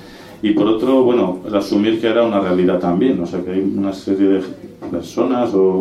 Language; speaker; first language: Spanish; native; Spanish